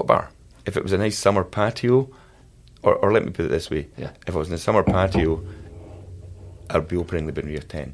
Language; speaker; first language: English; native; English